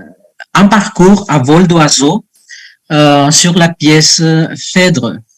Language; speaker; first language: French; non-native, fluent; Spanish